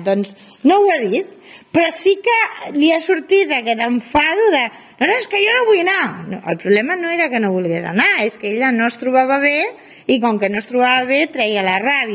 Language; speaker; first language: Spanish; native; Spanish